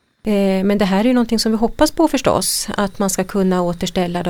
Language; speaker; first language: Swedish; native; Swedish